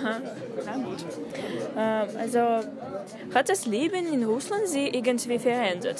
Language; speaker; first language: German; non-native, learner; Russian